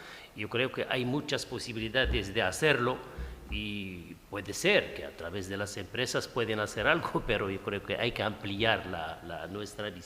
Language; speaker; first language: Spanish; non-native, fluent; Arabic